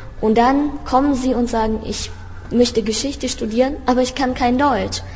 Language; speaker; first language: German; early bilingual, heritage; Czech